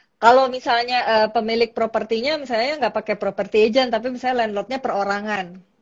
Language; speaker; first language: Indonesian; native; Indonesian